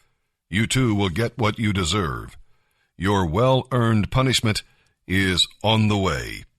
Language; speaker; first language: English; native; English